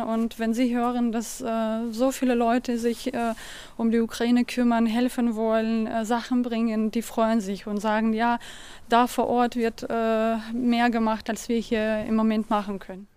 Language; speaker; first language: German; non-native, fluent; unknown